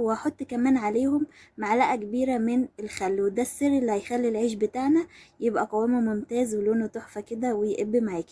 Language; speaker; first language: Arabic; native; Arabic